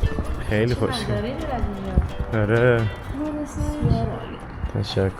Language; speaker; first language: Persian; native; Persian